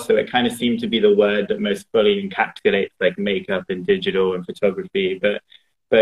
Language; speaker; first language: English; native; English